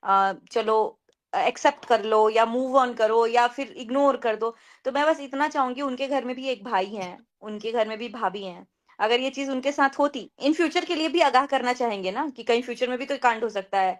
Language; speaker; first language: Hindi; native; Hindi